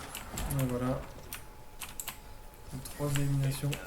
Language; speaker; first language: French; native; French